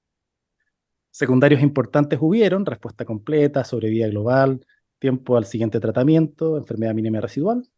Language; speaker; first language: Spanish; native; Spanish